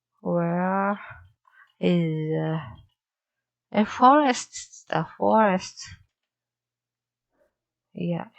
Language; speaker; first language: English; non-native, learner; Japanese